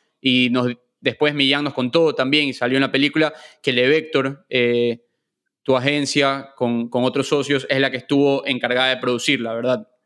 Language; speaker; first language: Spanish; native; Spanish